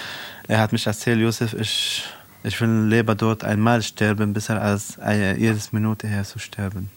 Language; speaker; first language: German; non-native, learner; Arabic